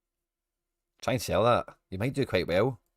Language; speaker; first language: English; native; English